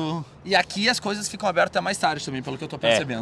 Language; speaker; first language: Portuguese; native; Portuguese